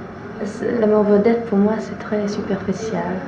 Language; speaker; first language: French; non-native, fluent; English